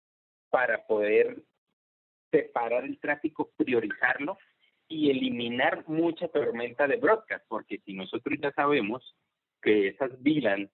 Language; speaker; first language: Spanish; native; Spanish